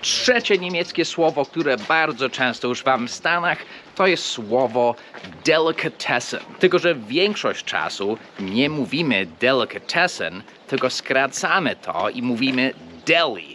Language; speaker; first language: Polish; early bilingual, heritage; English